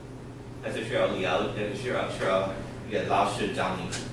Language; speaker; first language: Chinese; non-native, learner; English